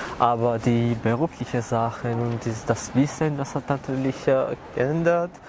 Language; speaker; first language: German; non-native, fluent; Georgian